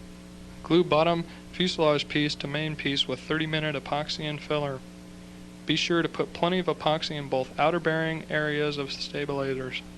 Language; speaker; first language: English; native; English